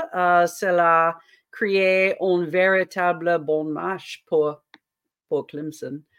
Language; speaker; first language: French; non-native, learner; English